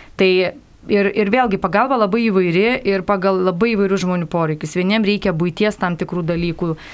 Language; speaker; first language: Lithuanian; native; Lithuanian